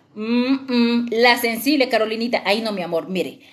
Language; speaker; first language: Spanish; native; Spanish